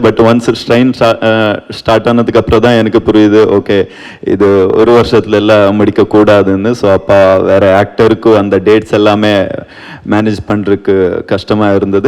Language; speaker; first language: Tamil; non-native, learner; Kannada